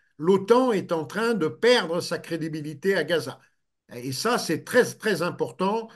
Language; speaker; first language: French; native; French